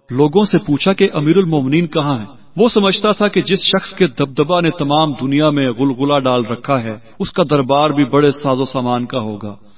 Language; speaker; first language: Urdu; native; Urdu